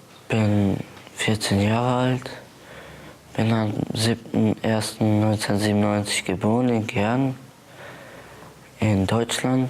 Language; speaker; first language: German; early bilingual, other home language; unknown